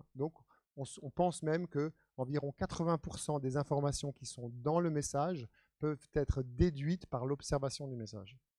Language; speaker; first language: French; native; French